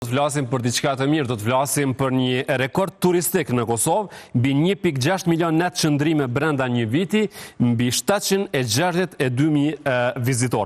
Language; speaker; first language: Albanian; native; Albanian